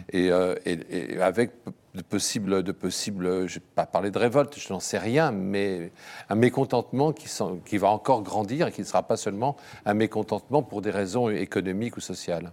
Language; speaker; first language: French; native; French